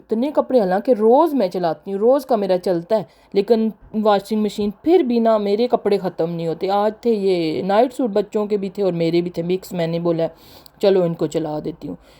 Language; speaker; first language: Urdu; non-native, local second language; Punjabi